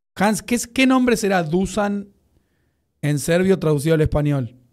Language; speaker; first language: Spanish; native; Spanish